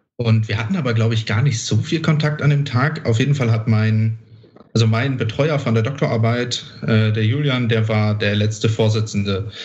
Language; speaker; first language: German; native; German